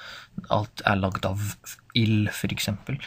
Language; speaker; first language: Norwegian; non-native, fluent; English